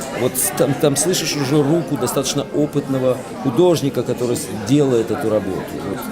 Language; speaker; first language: Russian; native; Russian